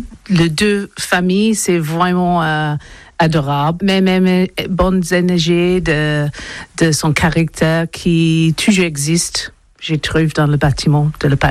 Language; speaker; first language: French; non-native, learner; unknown